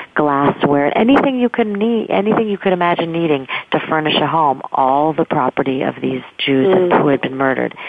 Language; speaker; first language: English; native; English